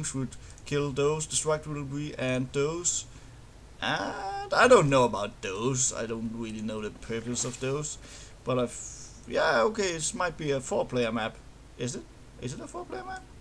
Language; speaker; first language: English; non-native, fluent; Danish